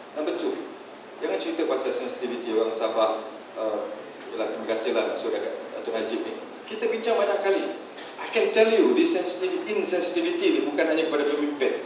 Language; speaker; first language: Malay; native; Malay